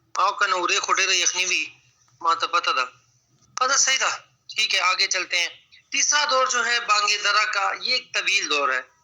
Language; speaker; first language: Urdu; native; Urdu